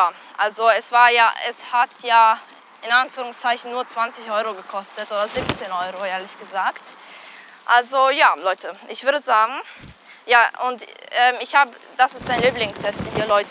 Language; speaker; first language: German; early bilingual, other home language; Hungarian